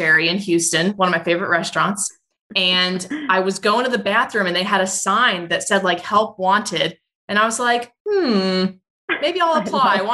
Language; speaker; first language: English; native; English